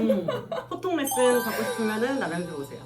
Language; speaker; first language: Korean; native; Korean